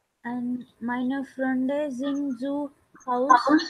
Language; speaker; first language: German; non-native, learner; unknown